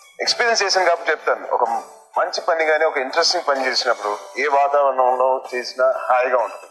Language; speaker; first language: Telugu; native; Telugu